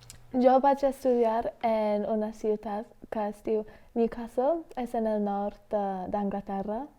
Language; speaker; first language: Catalan; non-native, fluent; English